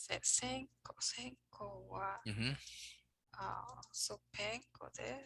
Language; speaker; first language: Japanese; non-native, learner; English